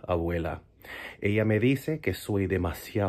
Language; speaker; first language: Spanish; early bilingual, heritage; Spanish